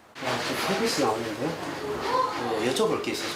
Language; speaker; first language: Korean; native; Korean